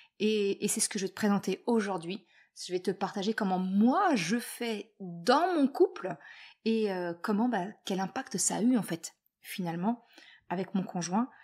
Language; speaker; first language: French; native; French